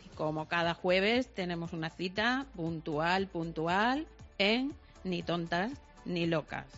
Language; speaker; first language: Spanish; native; Spanish